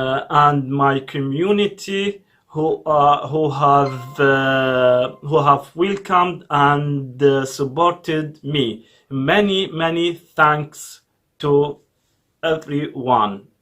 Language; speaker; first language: English; non-native, learner; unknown